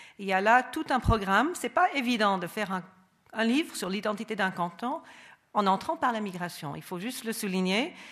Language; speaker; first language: French; non-native, fluent; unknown